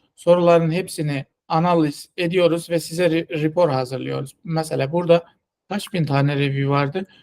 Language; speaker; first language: Turkish; non-native, fluent; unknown